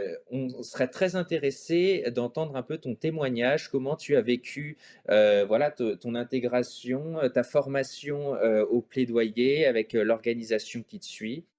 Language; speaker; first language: French; native; French